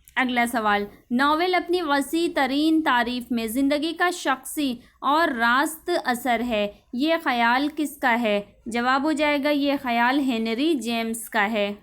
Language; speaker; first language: Urdu; native; Urdu